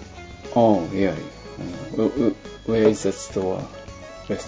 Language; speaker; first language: English; non-native, learner; Japanese